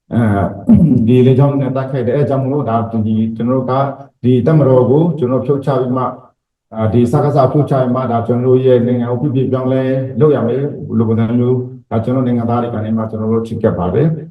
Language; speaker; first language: Burmese; non-native, local second language; Shwe Palaung